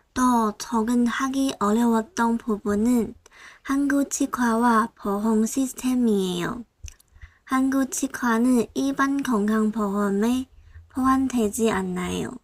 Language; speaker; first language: Korean; non-native, local second language; Chinese